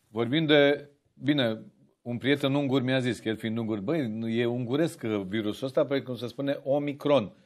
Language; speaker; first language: Romanian; native; Romanian